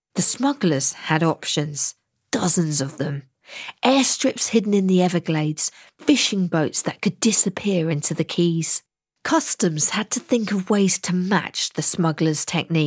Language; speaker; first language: English; native; English